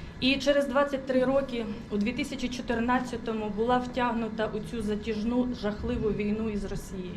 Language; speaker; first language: Ukrainian; non-native, local second language; Russian